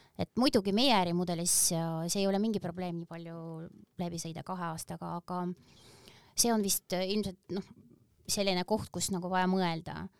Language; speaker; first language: Estonian; non-native, local second language; Russian